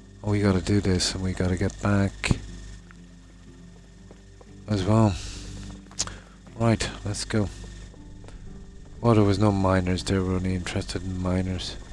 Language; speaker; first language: English; native; English